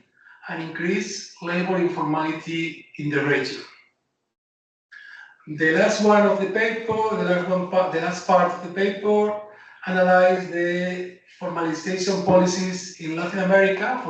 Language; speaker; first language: English; non-native, learner; Spanish